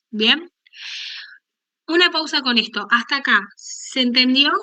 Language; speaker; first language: Spanish; native; Spanish